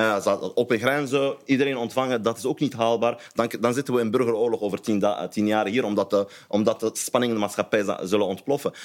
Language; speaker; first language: Dutch; non-native, fluent; Arabic